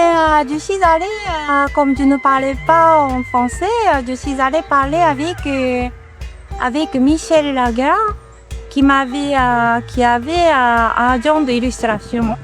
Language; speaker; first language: French; non-native, fluent; Japanese